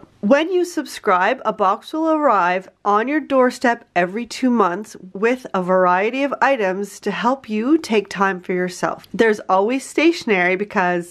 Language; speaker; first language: English; native; English